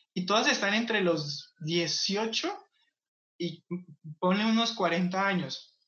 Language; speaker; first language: Spanish; native; Spanish